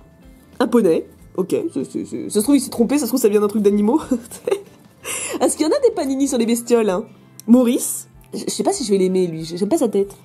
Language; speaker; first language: French; native; French